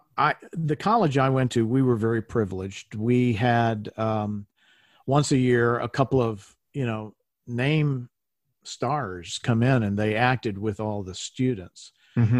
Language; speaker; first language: English; native; English